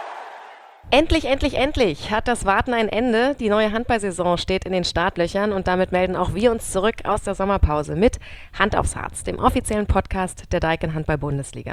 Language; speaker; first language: German; native; German